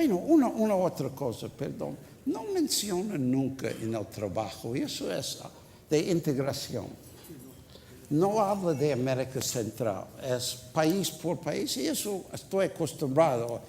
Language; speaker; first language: Spanish; non-native, fluent; English